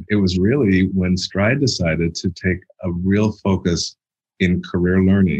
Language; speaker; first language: English; native; English